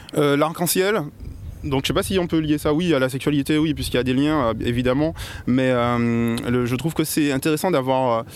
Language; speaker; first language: French; native; French